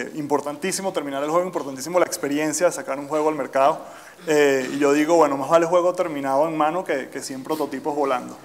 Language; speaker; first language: Spanish; native; Spanish